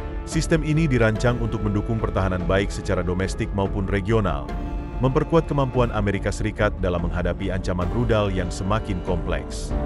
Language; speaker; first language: Indonesian; native; Indonesian